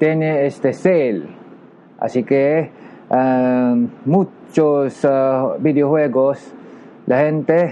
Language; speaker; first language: Spanish; non-native, learner; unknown